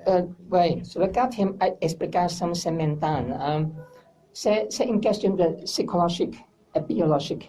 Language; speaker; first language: French; non-native, learner; English